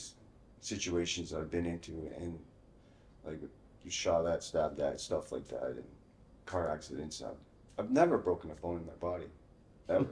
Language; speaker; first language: English; native; English